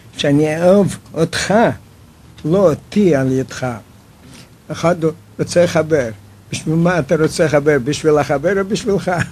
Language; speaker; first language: Hebrew; non-native, fluent; Yiddish